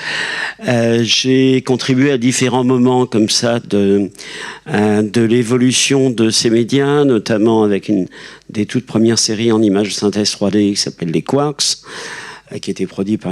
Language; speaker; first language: French; native; French